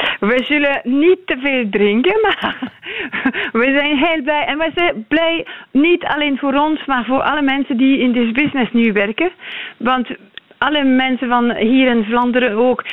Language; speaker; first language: Dutch; non-native, learner; French